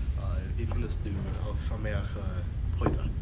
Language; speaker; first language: German; non-native, learner; English